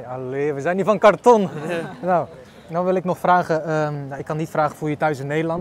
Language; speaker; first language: Dutch; native; Dutch